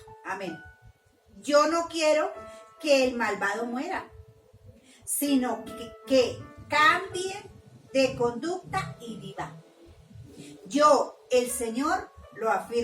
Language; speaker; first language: Spanish; native; Spanish